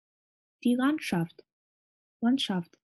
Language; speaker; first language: German; non-native, fluent; Russian